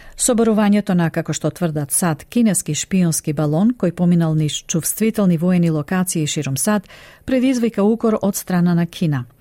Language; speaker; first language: Macedonian; native; Macedonian